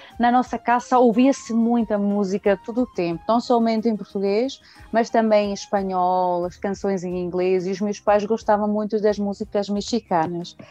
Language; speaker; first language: Portuguese; early bilingual, heritage; Portuguese